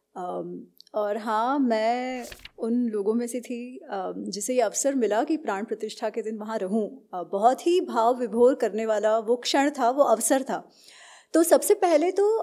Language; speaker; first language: Hindi; non-native, local second language; Gujarati